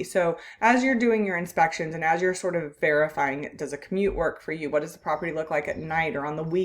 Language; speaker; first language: English; native; English